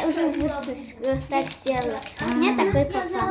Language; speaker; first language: Russian; non-native, local second language; Azerbaijani